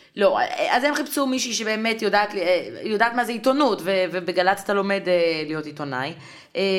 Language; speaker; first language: Hebrew; native; Hebrew